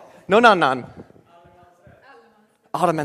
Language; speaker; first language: Swedish; non-native, fluent; English